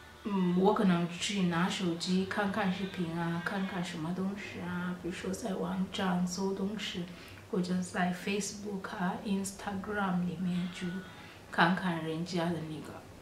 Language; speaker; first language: Chinese; non-native, fluent; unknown